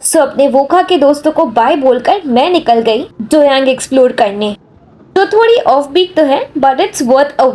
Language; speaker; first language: Hindi; native; Hindi